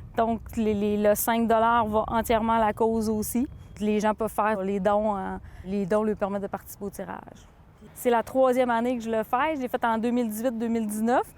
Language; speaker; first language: French; native; French